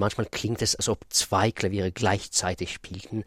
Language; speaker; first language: German; non-native, fluent; Russian